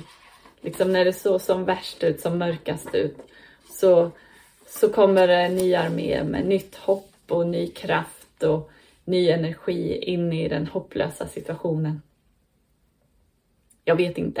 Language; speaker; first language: Swedish; native; Swedish